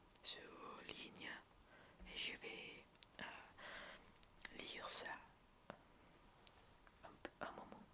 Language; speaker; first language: French; non-native, learner; English